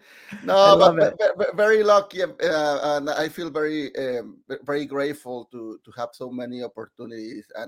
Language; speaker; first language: English; non-native, fluent; Spanish